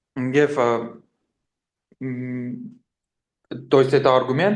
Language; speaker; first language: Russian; non-native, fluent; Armenian